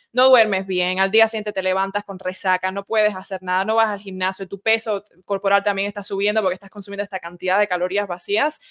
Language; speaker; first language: Spanish; early bilingual, heritage; Spanish